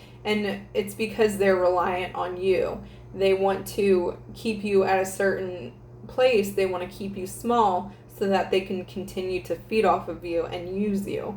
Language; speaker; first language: English; native; English